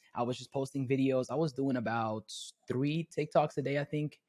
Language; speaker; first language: English; early bilingual, other home language; Spanish